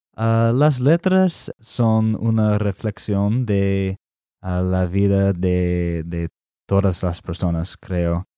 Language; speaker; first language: Spanish; non-native, learner; English